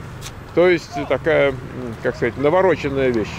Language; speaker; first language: Russian; native; Russian